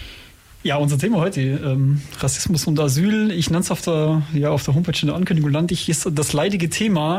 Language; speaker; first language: German; native; German